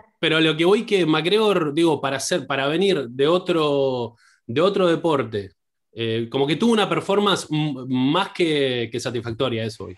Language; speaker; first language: Spanish; native; Spanish